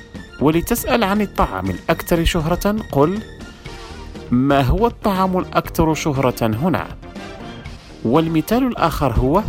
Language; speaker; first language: Arabic; non-native, fluent; Indonesian